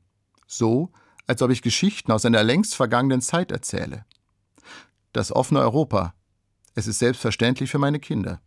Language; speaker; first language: German; native; German